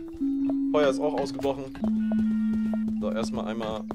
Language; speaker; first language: German; native; German